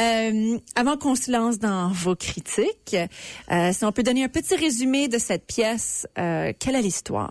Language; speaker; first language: French; native; French